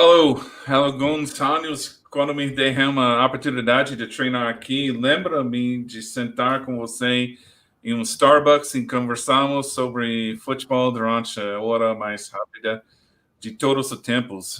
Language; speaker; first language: Portuguese; non-native, learner; English